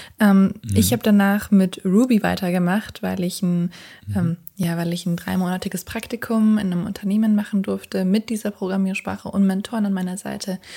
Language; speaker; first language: German; early bilingual, other home language; Kurdish